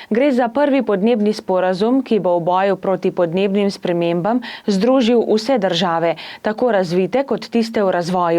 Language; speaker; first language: Slovenian; native; Slovenian